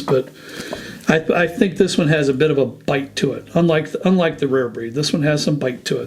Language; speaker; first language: English; native; English